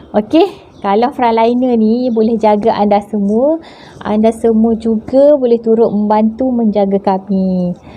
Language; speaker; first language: Malay; native; Malay